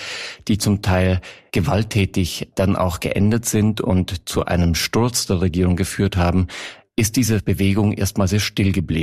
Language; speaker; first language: German; native; German